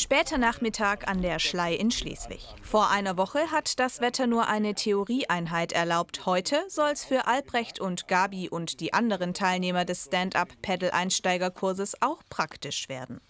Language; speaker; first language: German; native; German